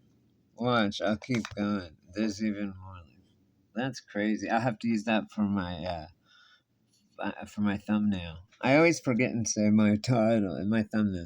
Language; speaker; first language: English; native; English